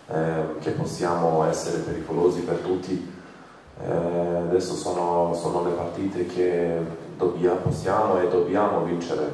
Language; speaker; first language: Italian; non-native, fluent; Croatian